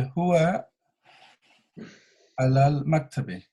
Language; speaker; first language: Arabic; non-native, learner; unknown